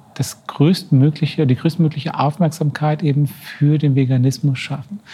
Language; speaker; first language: German; native; German